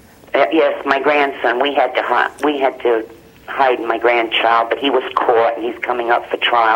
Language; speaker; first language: English; native; English